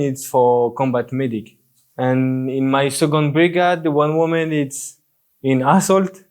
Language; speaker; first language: English; non-native, learner; French